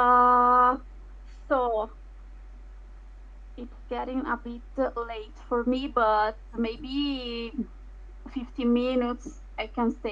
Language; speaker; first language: English; non-native, fluent; Italian